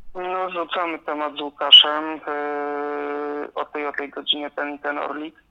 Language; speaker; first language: Polish; native; Polish